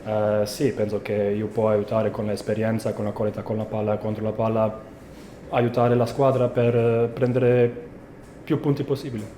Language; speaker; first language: Italian; non-native, fluent; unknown